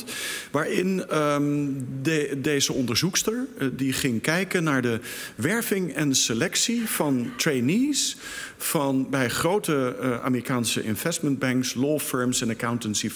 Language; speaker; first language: Dutch; native; Dutch